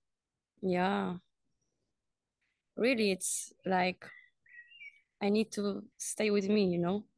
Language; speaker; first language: English; non-native, learner; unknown